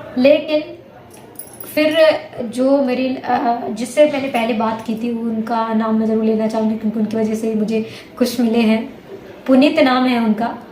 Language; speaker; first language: Hindi; native; Hindi